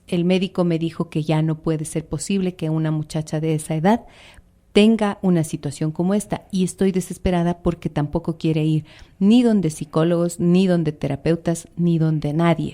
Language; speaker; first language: Spanish; native; Spanish